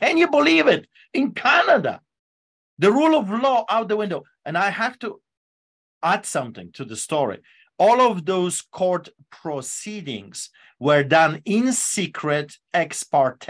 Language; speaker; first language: English; non-native, fluent; Polish